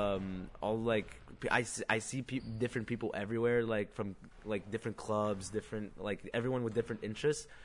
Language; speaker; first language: English; non-native, fluent; Arabic